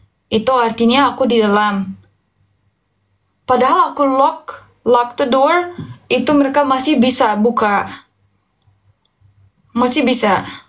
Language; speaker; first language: Indonesian; non-native, fluent; Turkish